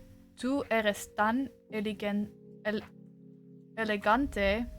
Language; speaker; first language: Spanish; non-native, learner; English